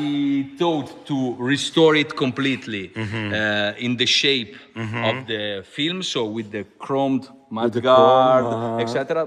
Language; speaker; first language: English; non-native, fluent; Italian